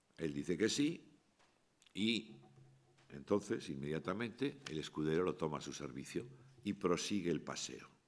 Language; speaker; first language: Spanish; native; Spanish